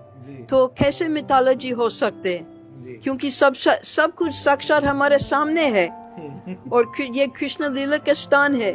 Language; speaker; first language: Hindi; non-native, fluent; English